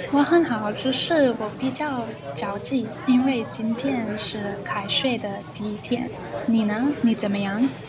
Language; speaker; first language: Chinese; non-native, learner; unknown